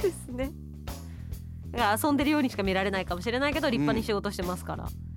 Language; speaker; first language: Japanese; native; Japanese